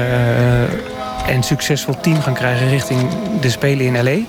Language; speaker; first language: Dutch; native; Dutch